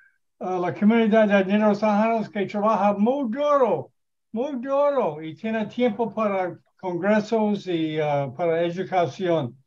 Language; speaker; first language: Spanish; non-native, learner; English